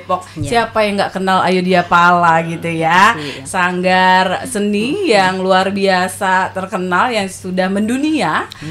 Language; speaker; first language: Indonesian; native; Indonesian